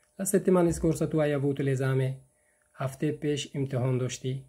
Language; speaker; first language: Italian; non-native, fluent; Persian